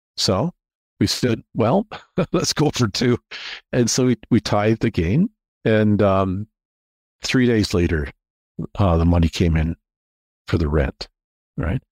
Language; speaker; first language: English; native; English